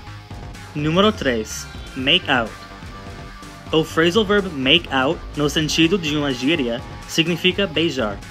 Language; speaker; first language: Portuguese; non-native, fluent; English